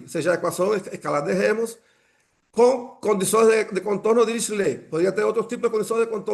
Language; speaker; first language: Portuguese; non-native, fluent; Spanish